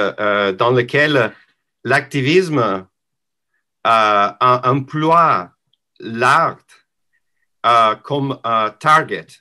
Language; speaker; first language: French; non-native, learner; English